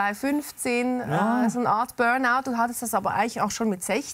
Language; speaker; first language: German; native; German